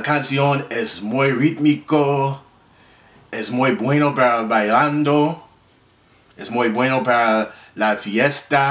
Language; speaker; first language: Spanish; non-native, learner; English